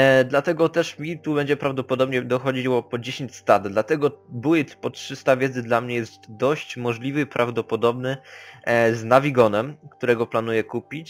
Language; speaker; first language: Polish; native; Polish